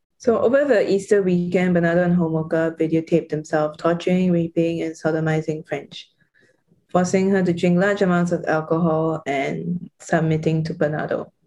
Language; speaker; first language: English; native; English